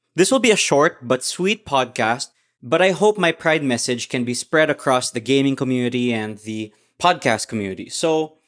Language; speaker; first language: English; non-native, local second language; Filipino